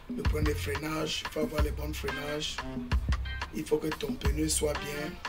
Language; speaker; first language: French; non-native, local second language; English